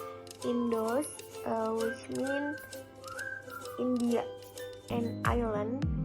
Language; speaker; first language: English; non-native, learner; Indonesian